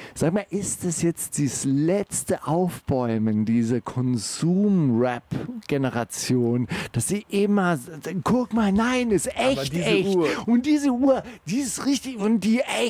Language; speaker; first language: German; native; German